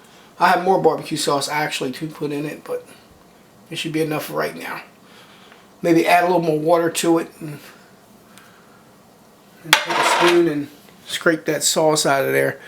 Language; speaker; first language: English; native; English